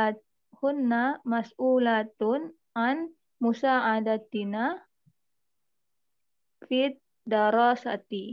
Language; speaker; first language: Arabic; non-native, learner; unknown